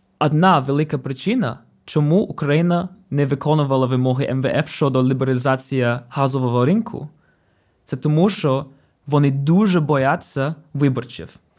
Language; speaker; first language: Ukrainian; non-native, fluent; English